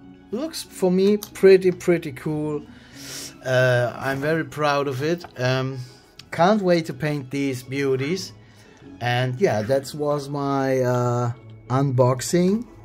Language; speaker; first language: English; non-native, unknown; German